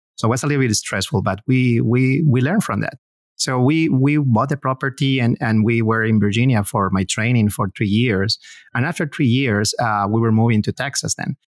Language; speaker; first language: English; non-native, fluent; Spanish